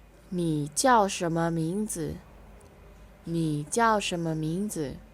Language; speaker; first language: Chinese; non-native, learner; Indonesian